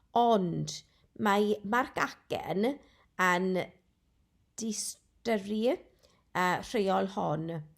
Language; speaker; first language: Welsh; non-native, local second language; English